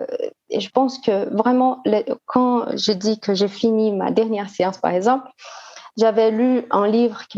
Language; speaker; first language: French; non-native, fluent; Portuguese